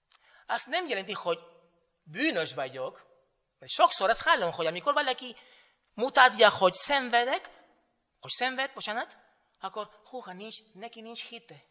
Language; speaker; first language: Hungarian; non-native, learner; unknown